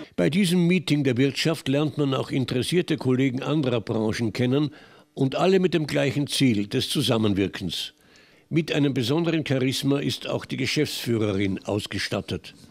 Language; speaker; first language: German; native; German